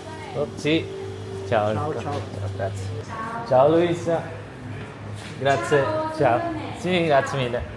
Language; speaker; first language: Italian; non-native, learner; Filipino